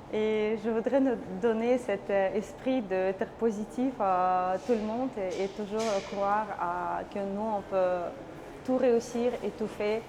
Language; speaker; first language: French; non-native, learner; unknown